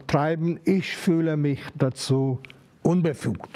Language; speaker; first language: German; non-native, fluent; Hungarian